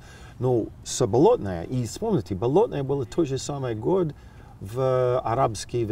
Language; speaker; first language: Russian; non-native, fluent; English